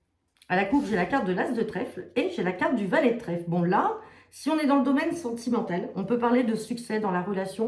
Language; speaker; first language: French; native; French